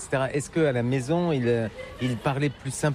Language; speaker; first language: French; native; French